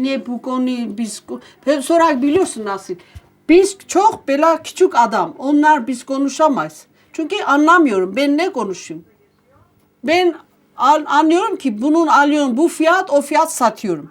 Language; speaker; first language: Turkish; non-native, learner; Armenian